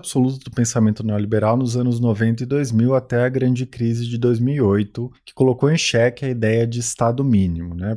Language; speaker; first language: Portuguese; native; Portuguese